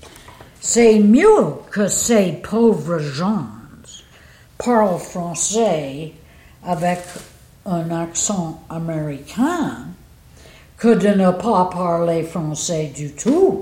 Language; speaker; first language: French; non-native, fluent; English